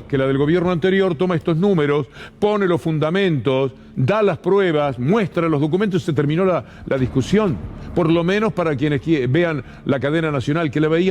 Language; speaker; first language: Spanish; native; Spanish